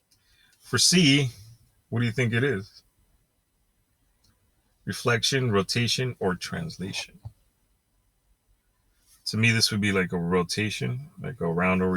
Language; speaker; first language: English; native; English